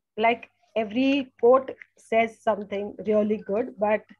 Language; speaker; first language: English; non-native, local second language; Gujarati